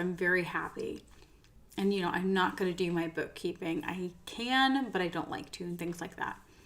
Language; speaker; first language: English; native; English